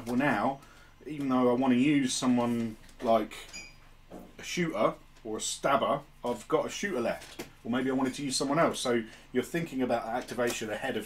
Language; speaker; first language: English; native; English